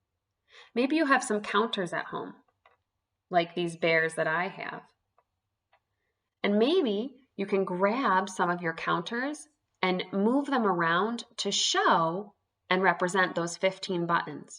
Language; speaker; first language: English; native; English